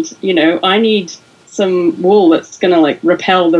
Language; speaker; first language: English; native; English